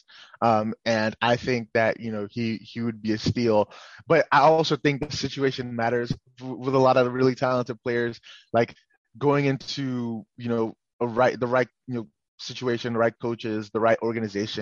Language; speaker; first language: English; non-native, local second language; Yoruba